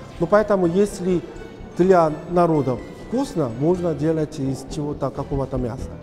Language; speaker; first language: Russian; non-native, learner; Korean